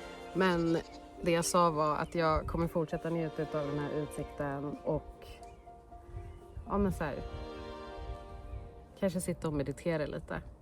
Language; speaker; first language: Swedish; native; Swedish